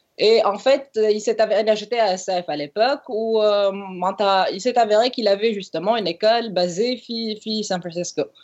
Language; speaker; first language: French; non-native, local second language; Arabic